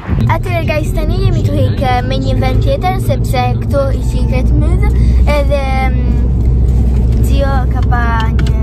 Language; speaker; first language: Albanian; early bilingual, heritage; Italian